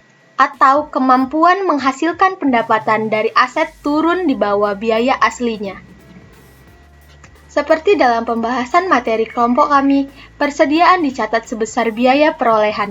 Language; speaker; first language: Indonesian; native; Indonesian